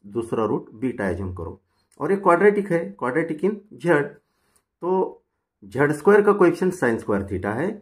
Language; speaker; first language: Hindi; non-native, local second language; Marathi